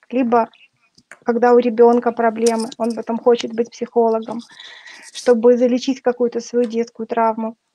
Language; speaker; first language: Russian; native; Russian